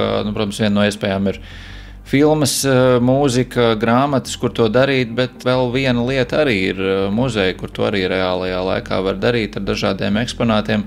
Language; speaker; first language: Latvian; native; Latvian